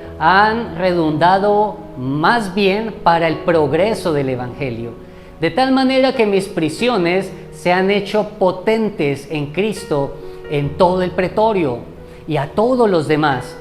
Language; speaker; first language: Spanish; native; Spanish